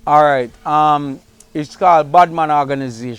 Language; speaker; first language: English; native; English